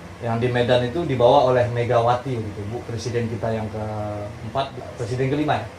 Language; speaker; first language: Indonesian; non-native, local second language; Minangkabau